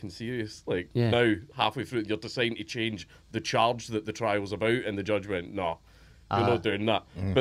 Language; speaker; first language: English; native; English